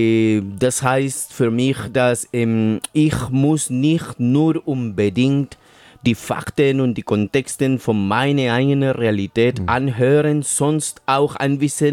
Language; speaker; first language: German; non-native, fluent; Spanish